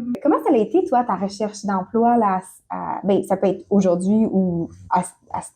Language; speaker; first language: French; native; French